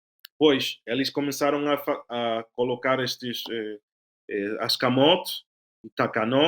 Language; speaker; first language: Portuguese; non-native, fluent; Spanish